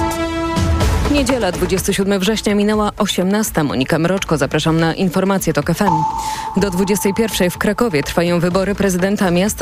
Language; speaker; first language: Polish; native; Polish